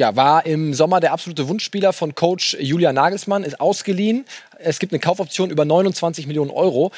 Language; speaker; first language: German; native; German